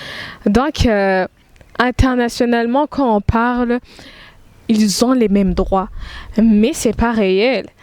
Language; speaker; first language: French; non-native, local second language; Rundi